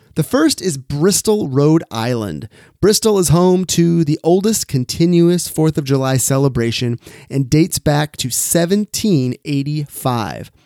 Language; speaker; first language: English; native; English